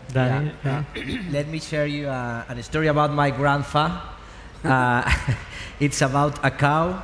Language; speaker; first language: English; non-native, learner; Spanish